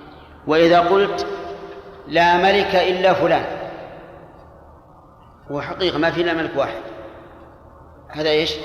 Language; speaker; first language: Arabic; native; Arabic